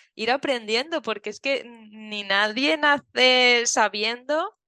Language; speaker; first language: Spanish; native; Spanish